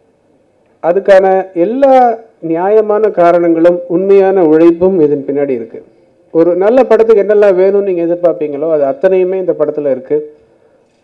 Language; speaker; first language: Tamil; native; Tamil